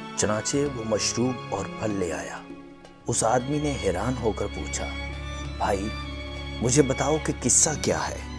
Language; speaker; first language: Urdu; native; Urdu